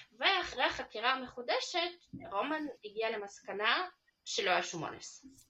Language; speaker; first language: Hebrew; early bilingual, other home language; Russian